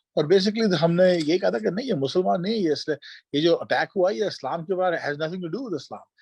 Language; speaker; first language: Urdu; early bilingual, heritage; Urdu